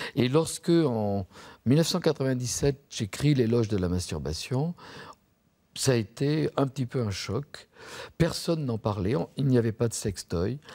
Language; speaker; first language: French; native; French